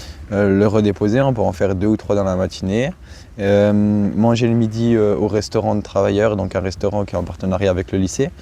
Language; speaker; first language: French; native; French